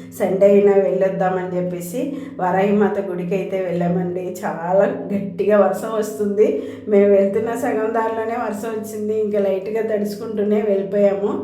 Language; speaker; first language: Telugu; non-native, local second language; Tamil